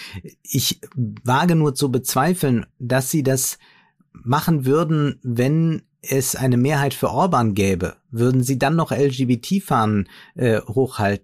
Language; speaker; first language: German; native; German